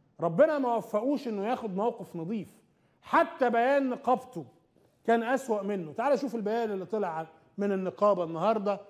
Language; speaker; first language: Arabic; native; Arabic